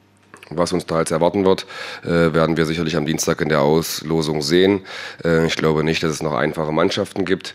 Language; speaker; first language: German; native; German